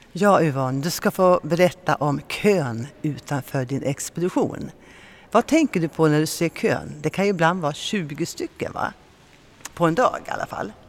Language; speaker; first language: Swedish; native; Swedish